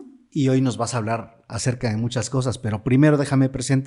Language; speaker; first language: Spanish; native; Spanish